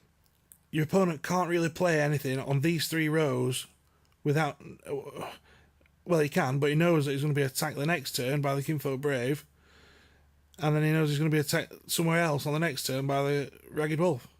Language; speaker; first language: English; native; English